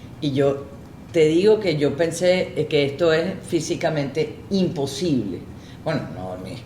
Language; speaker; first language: Spanish; native; Spanish